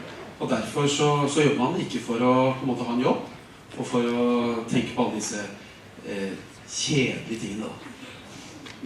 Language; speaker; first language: Norwegian; native; Norwegian